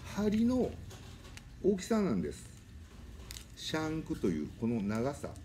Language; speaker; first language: Japanese; native; Japanese